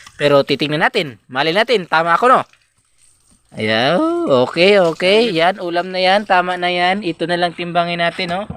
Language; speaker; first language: Filipino; native; Filipino